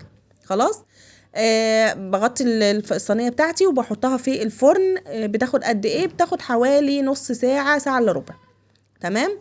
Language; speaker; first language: Arabic; native; Arabic